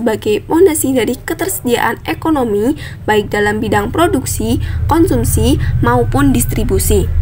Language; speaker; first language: Indonesian; native; Indonesian